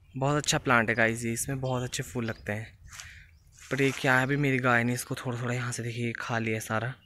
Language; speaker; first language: Hindi; native; Hindi